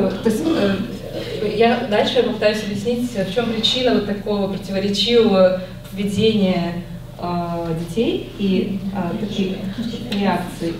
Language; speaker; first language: Russian; native; Russian